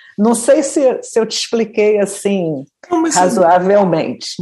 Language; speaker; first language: Portuguese; native; Portuguese